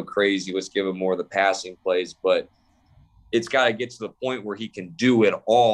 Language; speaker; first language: English; native; English